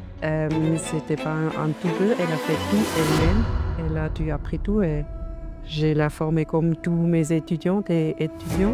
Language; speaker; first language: French; non-native, learner; German